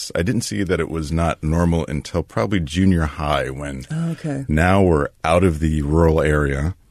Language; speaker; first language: English; native; English